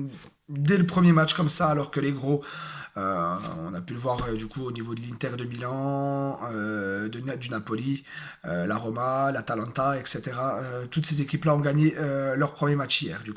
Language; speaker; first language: French; native; French